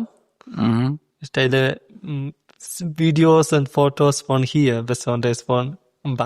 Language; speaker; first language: German; non-native, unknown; Malayalam